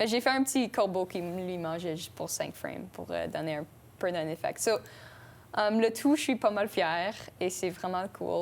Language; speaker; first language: French; non-native, local second language; English